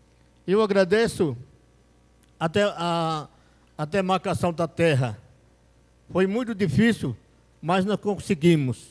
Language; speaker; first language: Portuguese; non-native, local second language; Yanomámi